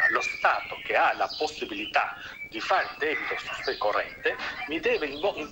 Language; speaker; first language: Italian; native; Italian